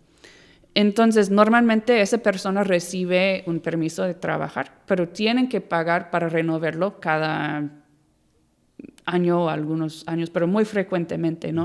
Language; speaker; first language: Spanish; non-native, fluent; English